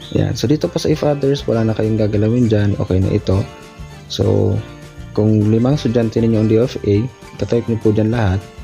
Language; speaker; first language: Filipino; non-native, local second language; Bikol